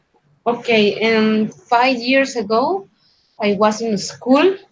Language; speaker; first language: English; non-native, learner; Spanish